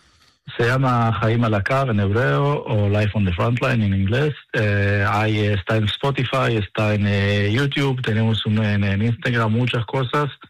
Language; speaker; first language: Spanish; early bilingual, heritage; Spanish